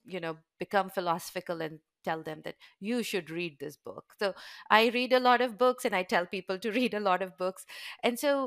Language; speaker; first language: English; non-native, local second language; Hindi